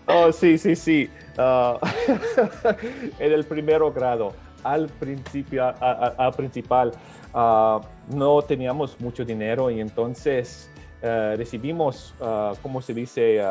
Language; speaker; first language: Spanish; early bilingual, other home language; Serbian